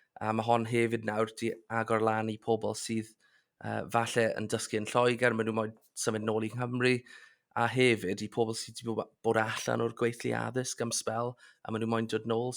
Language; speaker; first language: Welsh; non-native, local second language; English